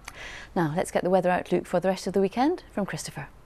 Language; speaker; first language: English; native; English